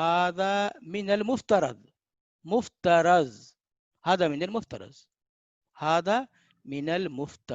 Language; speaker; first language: Arabic; non-native, fluent; Hindi